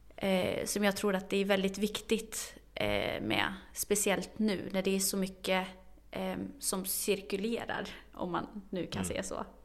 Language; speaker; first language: Swedish; early bilingual, other home language; Arabic